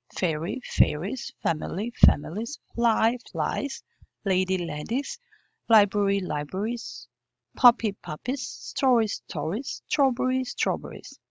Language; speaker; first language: English; non-native, fluent; Albanian